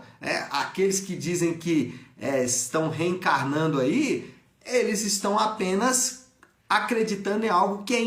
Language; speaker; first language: Portuguese; native; Portuguese